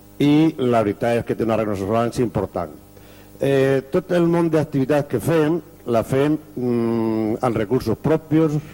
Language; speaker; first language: Catalan; non-native, local second language; Spanish